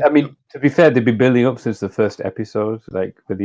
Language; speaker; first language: English; native; English